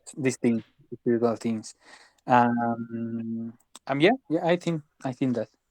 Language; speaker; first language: English; non-native, learner; Spanish